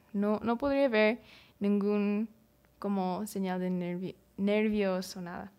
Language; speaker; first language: Spanish; non-native, learner; English